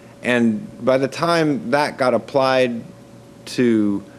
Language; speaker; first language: English; native; English